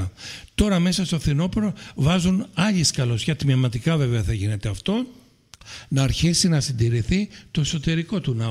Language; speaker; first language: Greek; native; Greek